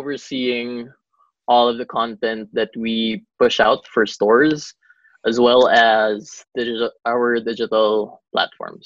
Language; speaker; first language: English; non-native, local second language; Cebuano